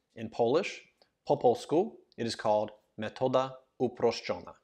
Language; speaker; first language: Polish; non-native, learner; English